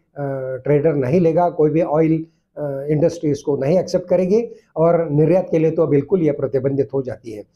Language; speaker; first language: Hindi; non-native, local second language; Marathi